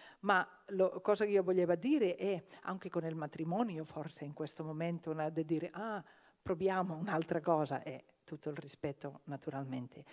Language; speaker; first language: Italian; non-native, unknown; Catalan